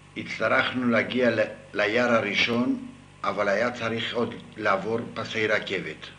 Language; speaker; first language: Hebrew; non-native, fluent; Yiddish